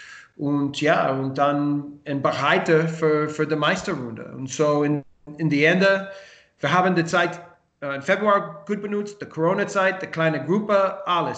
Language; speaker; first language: German; non-native, learner; English